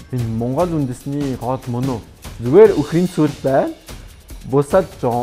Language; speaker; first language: Mongolian; non-native, learner; French